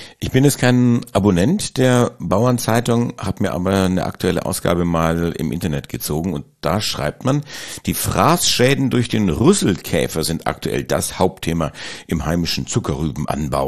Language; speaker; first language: German; native; German